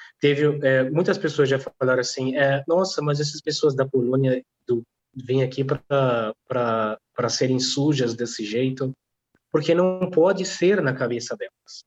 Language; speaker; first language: Portuguese; non-native, fluent; Polish